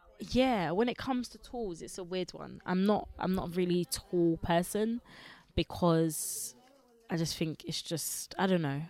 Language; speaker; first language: English; early bilingual, other home language; Lingala